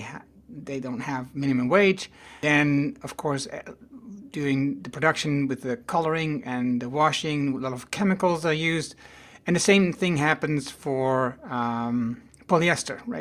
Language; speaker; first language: English; non-native, fluent; Dutch